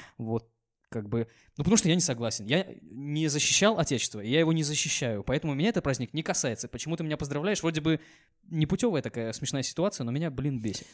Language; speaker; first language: Russian; native; Russian